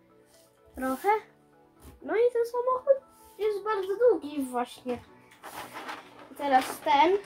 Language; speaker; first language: Polish; early bilingual, heritage; Polish